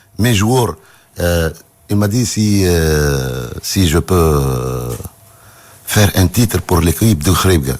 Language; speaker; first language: French; non-native, local second language; Arabic